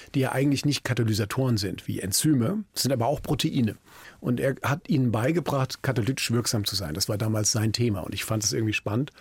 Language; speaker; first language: German; native; German